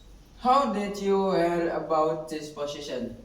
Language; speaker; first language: English; non-native, learner; Indonesian